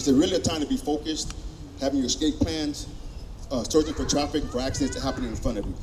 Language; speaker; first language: English; native; English